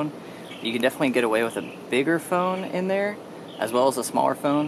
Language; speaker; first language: English; native; English